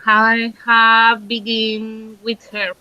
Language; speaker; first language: English; non-native, learner; Spanish